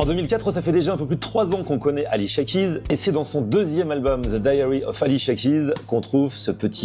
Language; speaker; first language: French; native; French